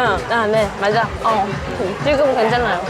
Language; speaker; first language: Korean; non-native, learner; Vietnamese